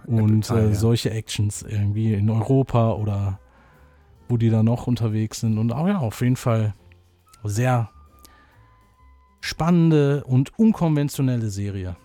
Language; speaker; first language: German; native; German